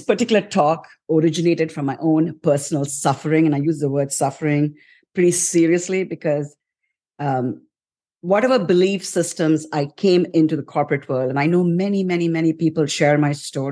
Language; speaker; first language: English; non-native, local second language; Tamil